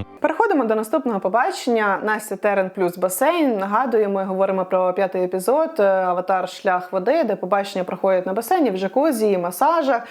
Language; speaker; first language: Ukrainian; non-native, local second language; Russian